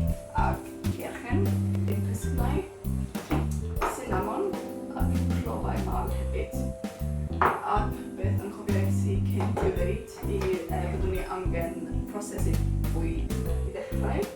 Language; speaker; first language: Welsh; non-native, learner; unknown